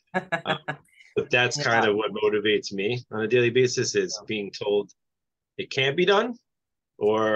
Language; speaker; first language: English; native; English